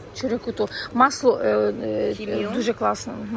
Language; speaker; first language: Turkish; non-native, fluent; Ukrainian